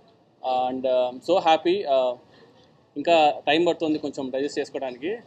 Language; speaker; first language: Telugu; native; Telugu